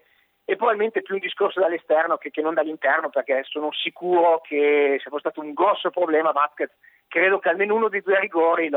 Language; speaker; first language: Italian; native; Italian